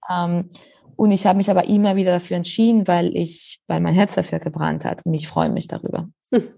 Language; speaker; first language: German; non-native, fluent; Spanish